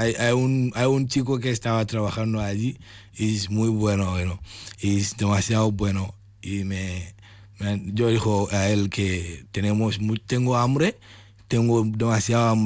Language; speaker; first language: Spanish; non-native, learner; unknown